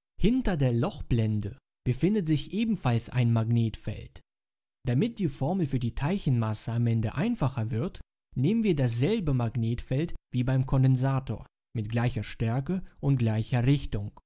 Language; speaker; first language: German; native; German